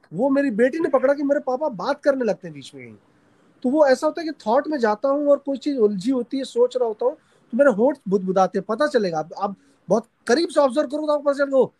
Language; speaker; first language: Hindi; native; Hindi